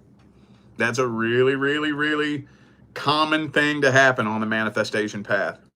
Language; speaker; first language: English; native; English